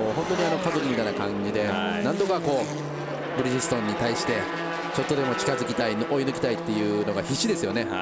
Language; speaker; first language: Japanese; native; Japanese